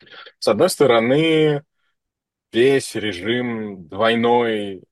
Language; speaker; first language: Russian; native; Russian